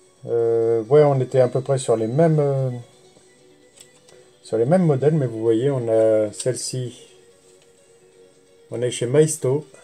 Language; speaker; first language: French; native; French